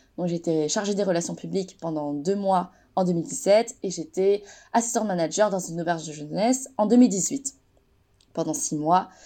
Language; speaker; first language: French; native; French